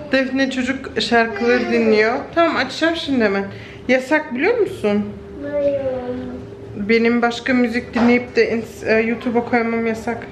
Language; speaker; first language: Turkish; early bilingual, heritage; Turkish